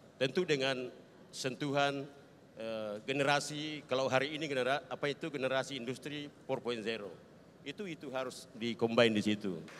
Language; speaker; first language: Indonesian; native; Indonesian